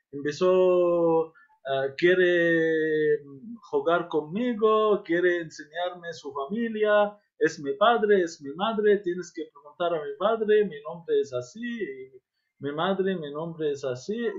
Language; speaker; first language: Spanish; non-native, fluent; Arabic